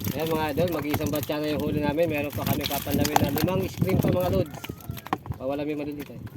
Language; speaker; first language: Filipino; native; Filipino